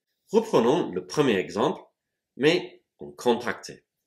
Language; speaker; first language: French; non-native, fluent; English